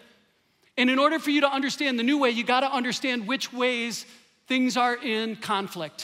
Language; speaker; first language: English; native; English